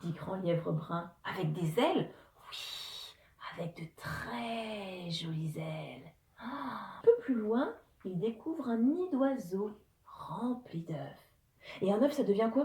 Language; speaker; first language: French; native; French